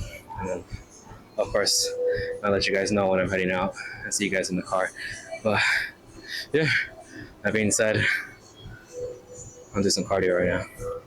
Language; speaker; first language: English; native; English